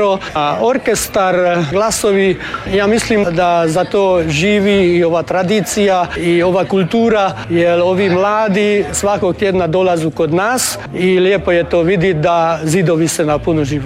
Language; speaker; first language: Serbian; early bilingual, heritage; Croatian